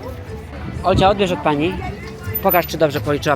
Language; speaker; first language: Polish; native; Polish